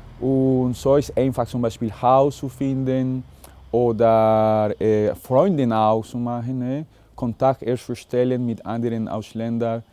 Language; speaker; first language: German; non-native, fluent; Spanish